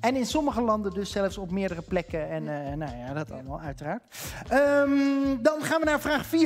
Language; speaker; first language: Dutch; native; Dutch